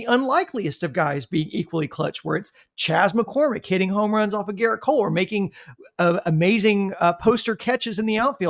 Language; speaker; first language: English; native; English